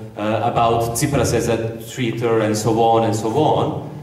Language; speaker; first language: English; non-native, fluent; Croatian